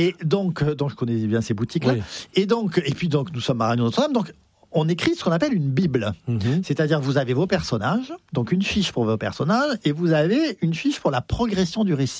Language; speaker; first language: French; native; French